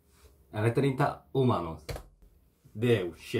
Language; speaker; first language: Portuguese; non-native, learner; Korean